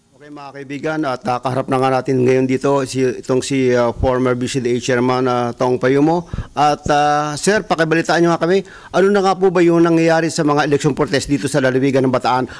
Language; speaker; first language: Filipino; native; Filipino